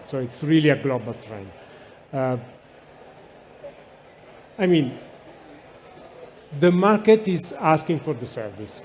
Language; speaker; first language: English; non-native, fluent; Italian